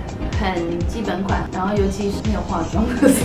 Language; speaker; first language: Chinese; native; Chinese